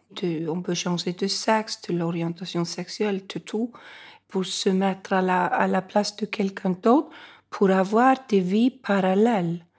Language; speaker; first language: French; non-native, fluent; Icelandic